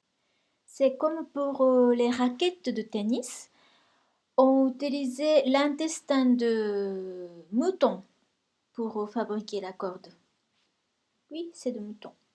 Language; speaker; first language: French; non-native, fluent; Japanese